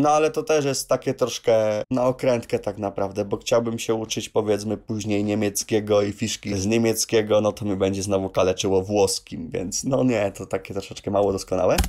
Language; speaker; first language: Polish; native; Polish